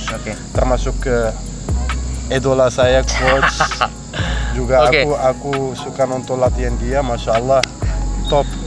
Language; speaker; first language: Indonesian; non-native, fluent; Arabic